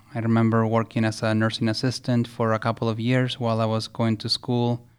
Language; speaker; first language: English; early bilingual, other home language; Spanish